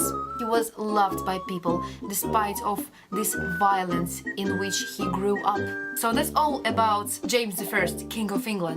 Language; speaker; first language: English; non-native, learner; Russian